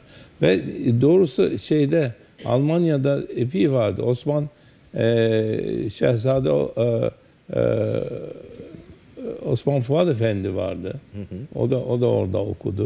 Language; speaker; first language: Turkish; early bilingual, heritage; Turkish